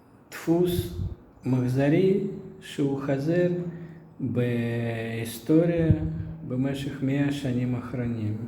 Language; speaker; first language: Hebrew; non-native, fluent; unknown